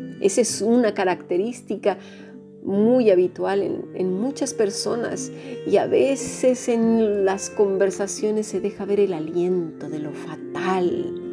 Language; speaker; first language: Spanish; native; Spanish